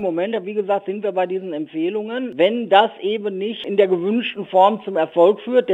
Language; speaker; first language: German; native; German